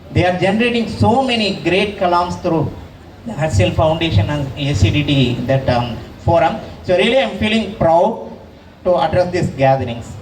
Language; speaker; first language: English; non-native, local second language; Tamil